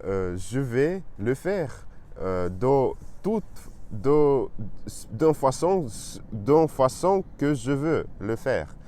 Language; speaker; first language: French; non-native, learner; Russian